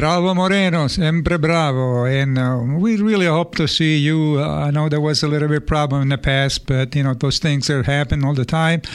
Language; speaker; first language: English; non-native, fluent; Italian